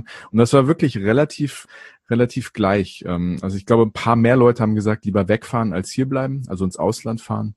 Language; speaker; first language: German; native; German